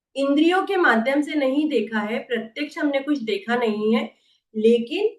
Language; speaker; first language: Hindi; non-native, local second language; Marathi